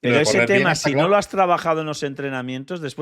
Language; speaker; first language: Spanish; native; Spanish